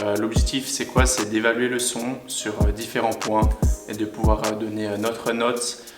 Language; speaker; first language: French; early bilingual, other home language; Russian